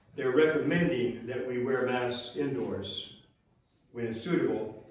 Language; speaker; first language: English; native; English